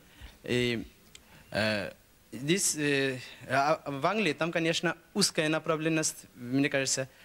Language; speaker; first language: Russian; non-native, fluent; Bangla